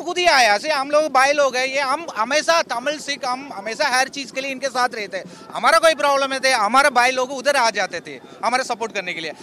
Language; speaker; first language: Hindi; non-native, local second language; Tamil